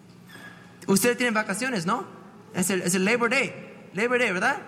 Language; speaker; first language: Spanish; non-native, fluent; English